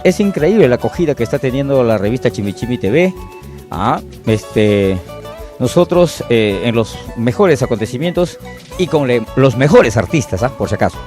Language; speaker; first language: Spanish; native; Spanish